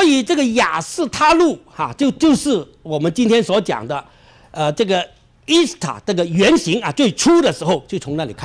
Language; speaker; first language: Chinese; native; Chinese